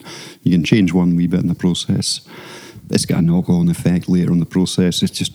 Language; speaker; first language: English; native; English